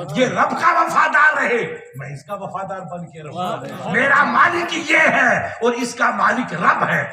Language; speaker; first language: Urdu; non-native, local second language; Sindhi